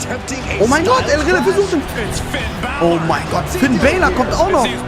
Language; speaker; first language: German; native; German